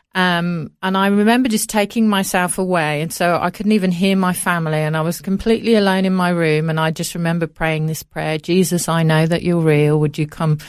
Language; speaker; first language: English; native; English